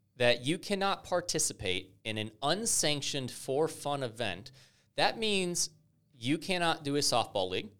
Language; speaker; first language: English; native; English